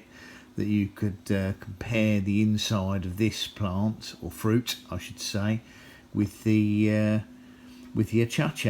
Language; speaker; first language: English; native; English